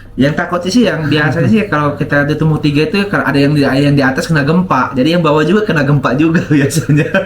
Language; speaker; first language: Indonesian; non-native, local second language; Sundanese